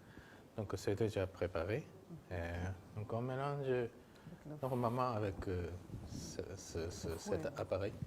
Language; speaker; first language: French; non-native, fluent; Japanese